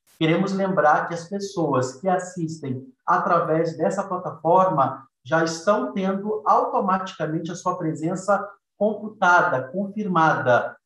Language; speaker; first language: Portuguese; native; Portuguese